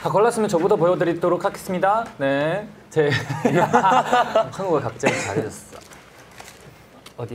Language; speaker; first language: Korean; non-native, fluent; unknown